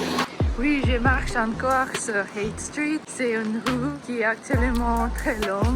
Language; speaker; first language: French; non-native, learner; English